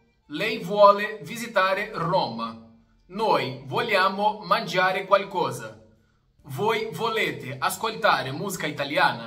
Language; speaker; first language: Italian; non-native, fluent; Portuguese